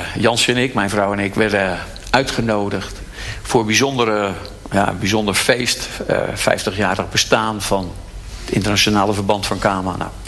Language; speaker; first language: Dutch; native; Dutch